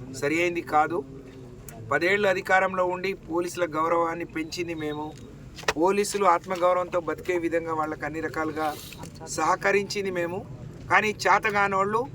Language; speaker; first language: Telugu; native; Telugu